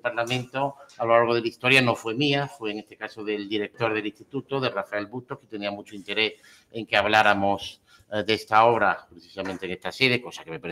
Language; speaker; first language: Spanish; native; Spanish